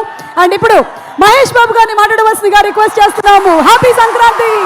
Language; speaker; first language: Telugu; native; Telugu